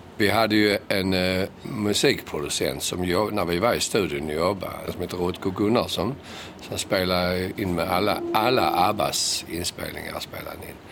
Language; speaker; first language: Swedish; native; Swedish